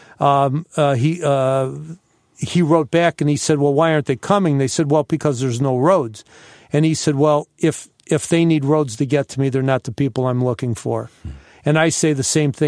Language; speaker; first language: English; native; English